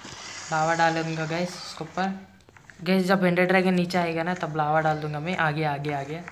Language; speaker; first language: Hindi; native; Hindi